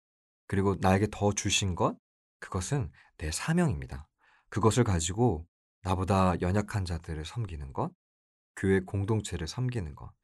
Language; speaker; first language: Korean; native; Korean